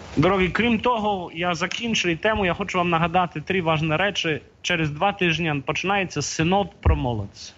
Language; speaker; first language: Ukrainian; non-native, fluent; Polish